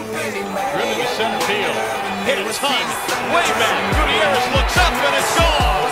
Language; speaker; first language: English; native; English